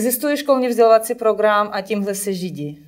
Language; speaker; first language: Czech; non-native, fluent; Ukrainian